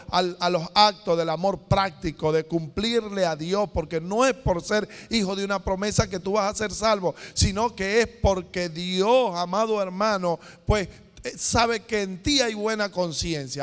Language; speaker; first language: Spanish; native; Spanish